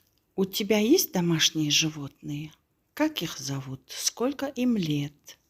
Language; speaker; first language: Russian; non-native, local second language; Kazakh